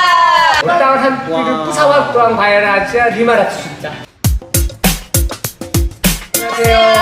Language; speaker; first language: Indonesian; non-native, learner; Korean